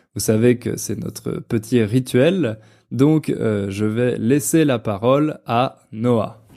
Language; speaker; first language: French; native; French